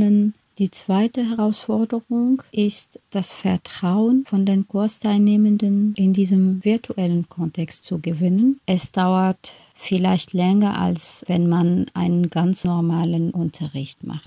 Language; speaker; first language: German; non-native, fluent; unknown